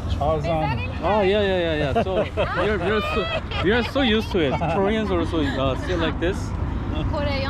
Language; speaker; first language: English; non-native, fluent; Korean